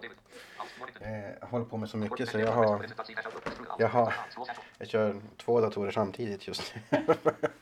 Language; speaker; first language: Swedish; native; Swedish